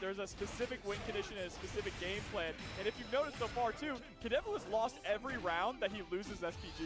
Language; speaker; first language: English; native; English